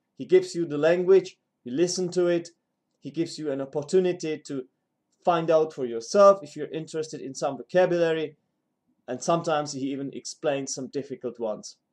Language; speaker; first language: English; non-native, fluent; Czech